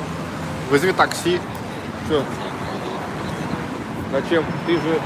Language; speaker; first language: Russian; native; Russian